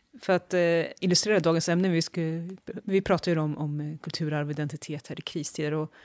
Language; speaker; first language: Swedish; native; Swedish